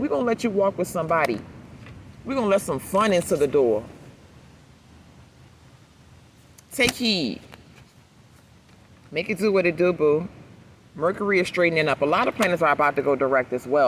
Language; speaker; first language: English; native; English